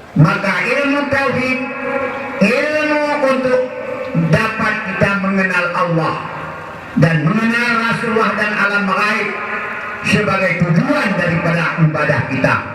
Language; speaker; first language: Malay; non-native, local second language; Achinese